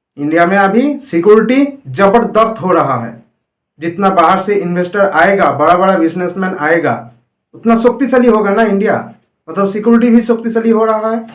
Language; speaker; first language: Hindi; non-native, local second language; Bangla